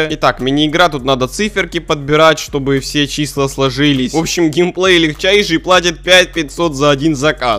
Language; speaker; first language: Russian; native; Russian